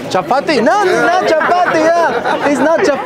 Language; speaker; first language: English; non-native, learner; Spanish